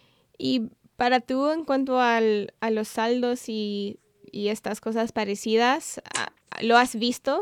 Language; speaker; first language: Spanish; non-native, fluent; English